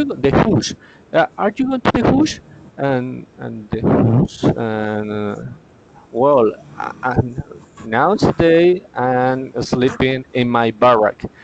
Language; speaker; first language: English; non-native, learner; Spanish